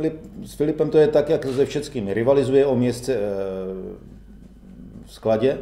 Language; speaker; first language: Polish; non-native, learner; Czech